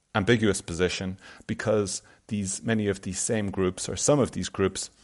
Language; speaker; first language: English; native; English